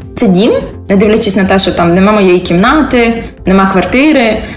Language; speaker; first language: Ukrainian; early bilingual, heritage; Ukrainian